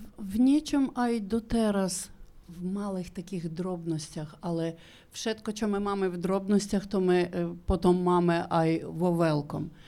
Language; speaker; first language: Slovak; non-native, learner; Ukrainian